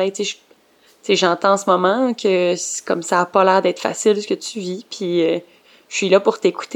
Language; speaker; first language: French; native; French